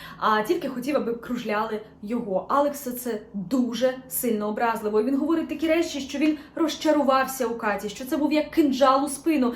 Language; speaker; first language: Ukrainian; non-native, local second language; Russian